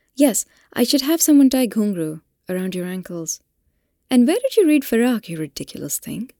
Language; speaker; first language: English; non-native, local second language; Hindi